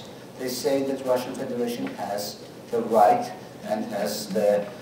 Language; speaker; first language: English; non-native, fluent; Georgian